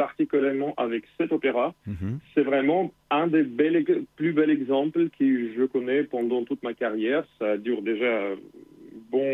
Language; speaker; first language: French; non-native, fluent; Russian